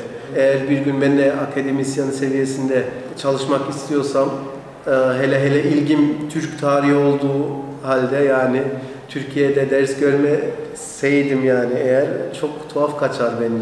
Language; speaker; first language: Turkish; early bilingual, heritage; Turkish